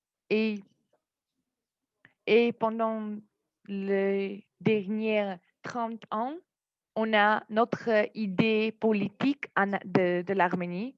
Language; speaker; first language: French; non-native, fluent; Armenian